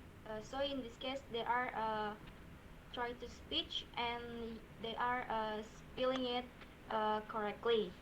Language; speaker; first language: English; non-native, learner; Indonesian